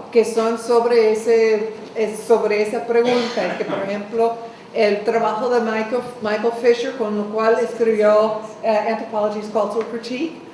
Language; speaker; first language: Spanish; non-native, fluent; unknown